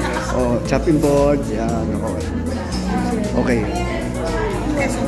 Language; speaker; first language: Filipino; native; Filipino